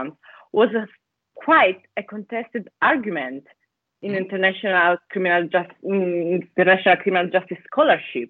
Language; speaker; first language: English; non-native, fluent; Italian